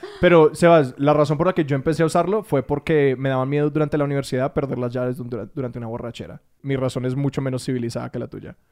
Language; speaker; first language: Spanish; native; Spanish